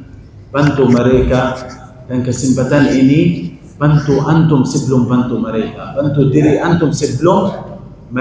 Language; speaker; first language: Indonesian; non-native, fluent; Arabic